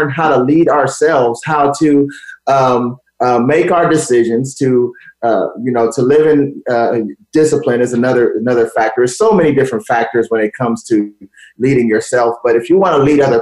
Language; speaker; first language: English; native; English